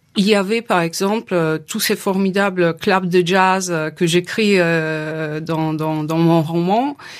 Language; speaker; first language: French; non-native, fluent; Polish